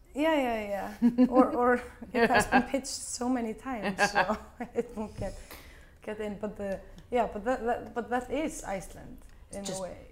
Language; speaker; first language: English; non-native, fluent; Icelandic